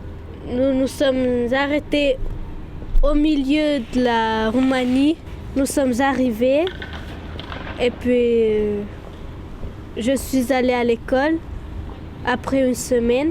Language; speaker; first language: French; early bilingual, other home language; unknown